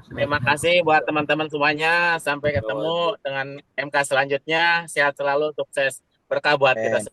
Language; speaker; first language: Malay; non-native, local second language; Sundanese